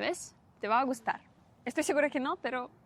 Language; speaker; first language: Spanish; non-native, fluent; Russian